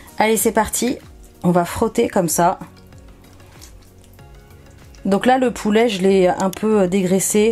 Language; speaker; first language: French; native; French